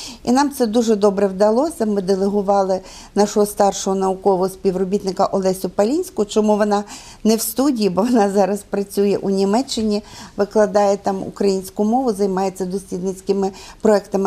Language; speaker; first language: Ukrainian; native; Ukrainian